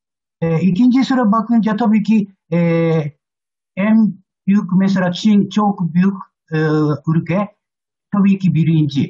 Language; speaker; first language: Turkish; non-native, learner; Japanese